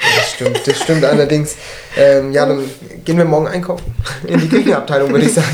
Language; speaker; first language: German; early bilingual, other home language; Turkish